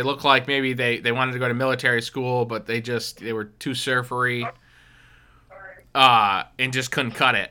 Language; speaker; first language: English; native; English